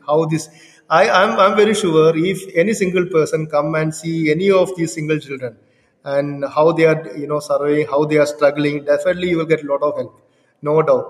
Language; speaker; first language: English; non-native, local second language; Malayalam